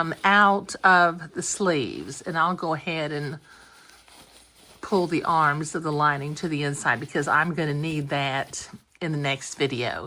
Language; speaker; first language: English; native; English